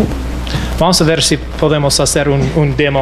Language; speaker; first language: Spanish; non-native, fluent; English